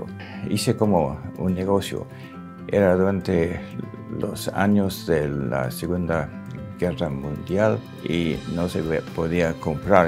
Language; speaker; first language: Spanish; non-native, local second language; English